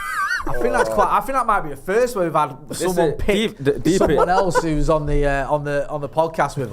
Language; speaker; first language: English; native; English